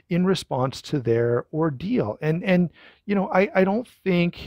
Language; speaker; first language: English; native; English